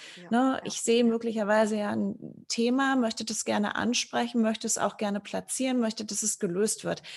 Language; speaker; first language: German; native; German